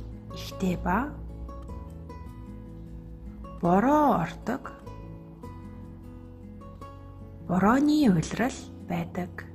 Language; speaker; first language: Japanese; non-native, fluent; Mongolian